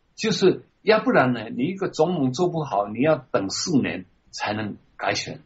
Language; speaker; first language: Chinese; non-native, local second language; Min Nan Chinese